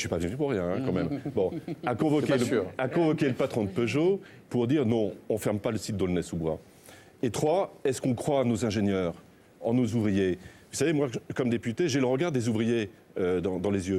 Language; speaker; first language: French; native; French